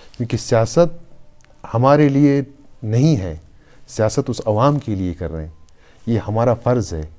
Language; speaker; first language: Urdu; non-native, local second language; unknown